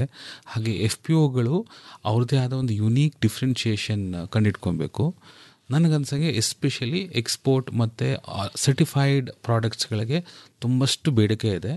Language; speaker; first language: Kannada; native; Kannada